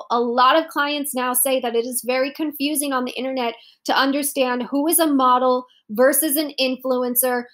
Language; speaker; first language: English; native; English